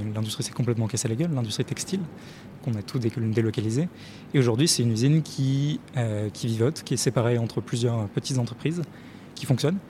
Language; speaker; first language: French; native; French